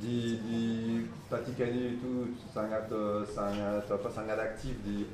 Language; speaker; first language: Indonesian; non-native, fluent; French